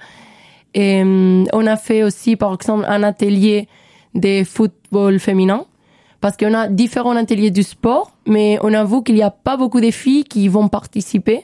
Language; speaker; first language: French; non-native, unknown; Spanish